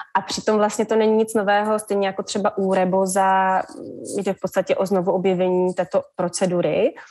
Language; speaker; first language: Czech; native; Czech